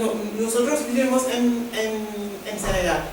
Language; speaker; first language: Spanish; non-native, learner; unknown